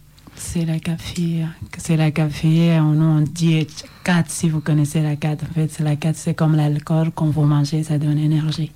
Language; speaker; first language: French; non-native, learner; Oromo